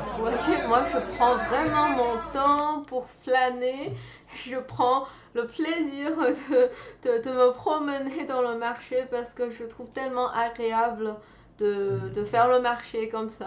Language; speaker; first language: French; non-native, fluent; Chinese